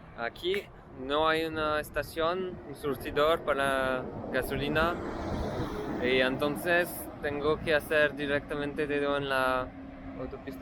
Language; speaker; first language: Spanish; non-native, learner; French